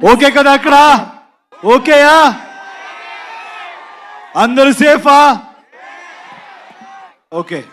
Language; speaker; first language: Telugu; non-native, local second language; Kannada